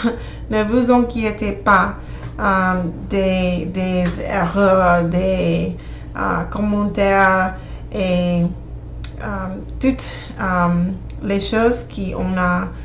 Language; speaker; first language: French; non-native, learner; English